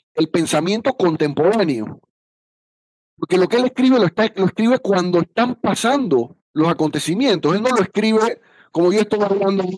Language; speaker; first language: Spanish; native; Spanish